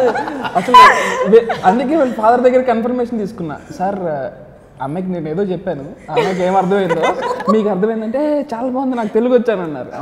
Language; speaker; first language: Telugu; native; Telugu